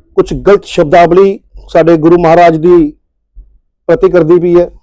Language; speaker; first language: Hindi; non-native, local second language; Punjabi